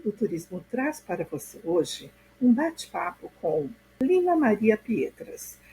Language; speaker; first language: Portuguese; native; Portuguese